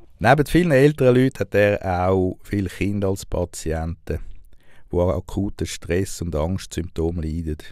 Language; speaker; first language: German; native; German